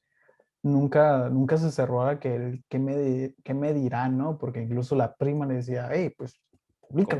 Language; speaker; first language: Spanish; native; Spanish